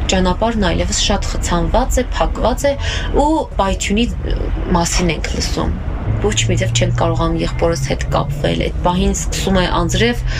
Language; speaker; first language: Armenian; native; Armenian